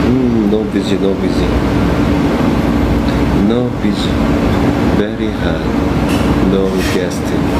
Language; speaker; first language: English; non-native, learner; Korean